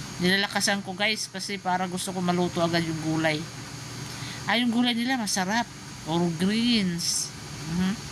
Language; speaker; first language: Filipino; non-native, local second language; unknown